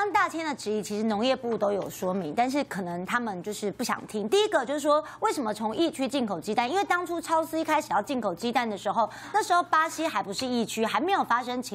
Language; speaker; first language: Chinese; native; Chinese